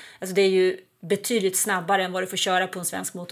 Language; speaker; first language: Swedish; native; Swedish